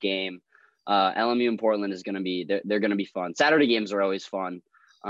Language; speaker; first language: English; native; English